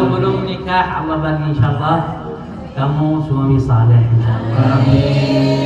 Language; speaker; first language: Indonesian; non-native, learner; Arabic